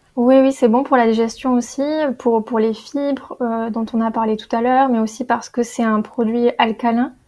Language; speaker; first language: French; native; French